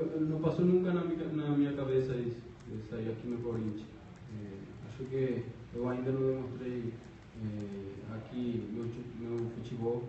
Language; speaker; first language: Portuguese; non-native, fluent; Spanish